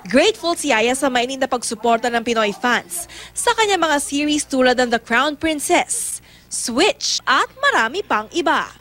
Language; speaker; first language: Filipino; native; Filipino